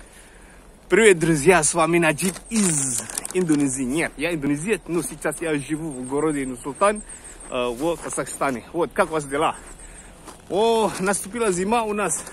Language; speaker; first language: Russian; non-native, learner; Indonesian